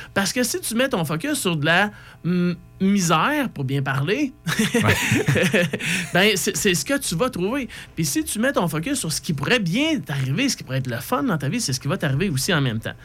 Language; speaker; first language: French; native; French